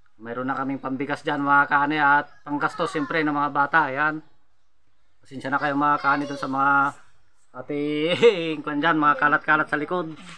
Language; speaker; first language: Filipino; non-native, local second language; Iloko